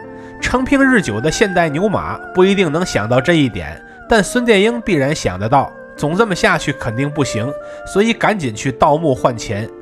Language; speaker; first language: Chinese; native; Chinese